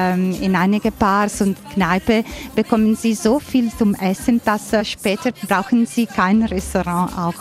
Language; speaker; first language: German; non-native, fluent; Italian